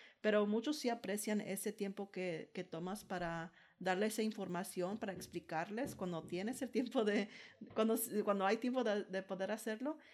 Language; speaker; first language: Spanish; early bilingual, heritage; Spanish